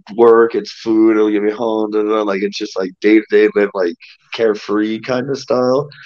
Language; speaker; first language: English; native; English